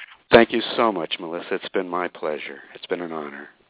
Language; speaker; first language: English; native; English